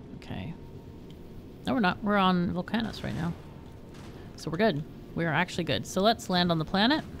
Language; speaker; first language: English; native; English